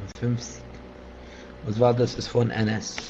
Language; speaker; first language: German; non-native, fluent; Arabic